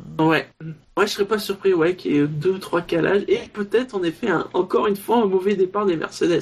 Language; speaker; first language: French; native; French